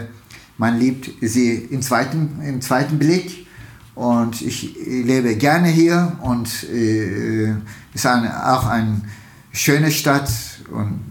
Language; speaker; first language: German; non-native, fluent; Turkish